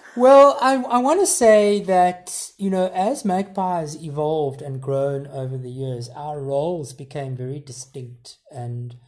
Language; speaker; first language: English; native; English